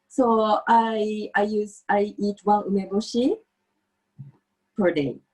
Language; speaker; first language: English; non-native, fluent; Japanese